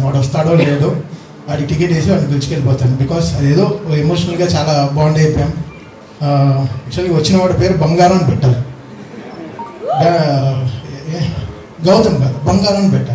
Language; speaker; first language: Telugu; native; Telugu